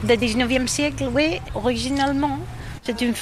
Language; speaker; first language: French; non-native, learner; Catalan